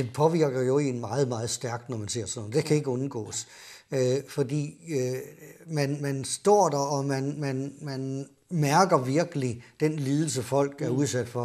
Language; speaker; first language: Danish; native; Danish